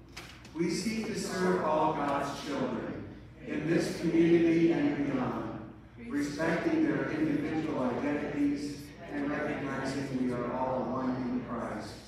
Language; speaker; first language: English; native; English